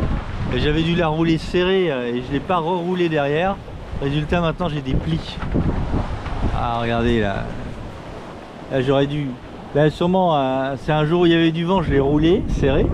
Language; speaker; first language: French; native; French